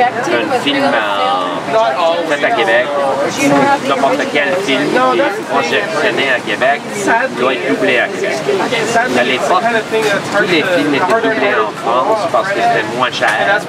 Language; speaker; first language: French; non-native, local second language; English